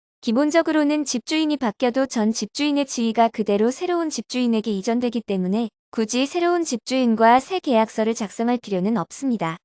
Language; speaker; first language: Korean; native; Korean